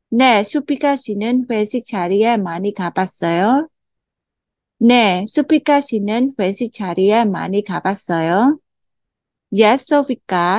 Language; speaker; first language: Korean; non-native, fluent; Khmer